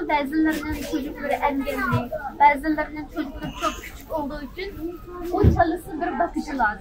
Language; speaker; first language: Turkish; non-native, learner; Uyghur